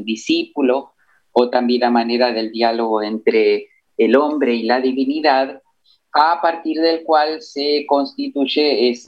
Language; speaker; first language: Spanish; native; Spanish